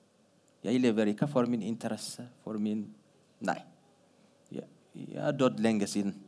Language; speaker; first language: Norwegian; non-native, fluent; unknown